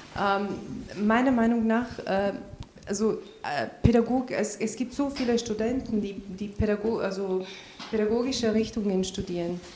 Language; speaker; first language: German; early bilingual, other home language; Albanian